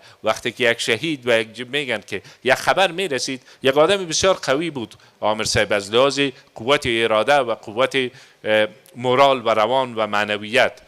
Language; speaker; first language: Persian; native; Persian